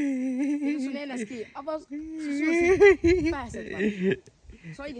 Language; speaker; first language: Finnish; early bilingual, other home language; Kinyarwanda